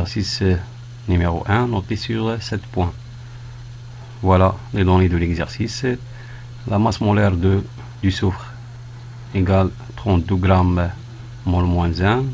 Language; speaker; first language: French; non-native, local second language; Arabic